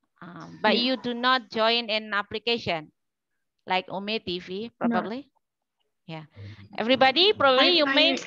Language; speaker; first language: English; non-native, learner; Indonesian